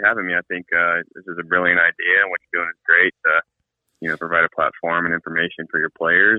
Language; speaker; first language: English; native; English